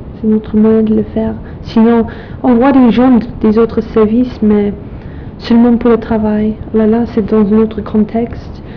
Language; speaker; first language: French; non-native, fluent; English